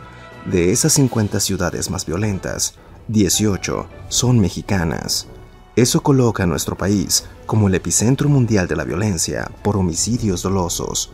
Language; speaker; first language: Spanish; native; Spanish